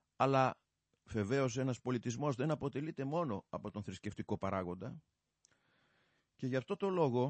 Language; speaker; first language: Greek; native; Greek